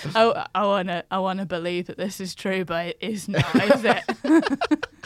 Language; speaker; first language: English; native; English